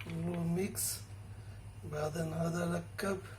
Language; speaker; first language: Arabic; non-native, learner; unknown